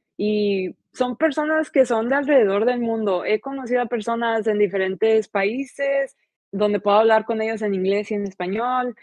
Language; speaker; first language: Spanish; early bilingual, heritage; Spanish